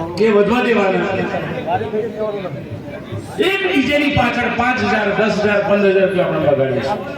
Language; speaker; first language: Gujarati; non-native, local second language; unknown